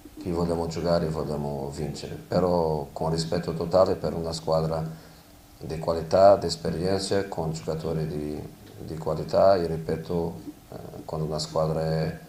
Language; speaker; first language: Italian; non-native, fluent; Portuguese